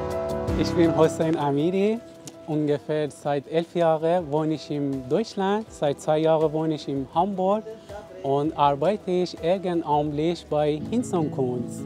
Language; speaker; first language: German; non-native, learner; Persian